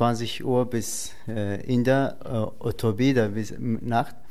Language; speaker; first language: German; non-native, learner; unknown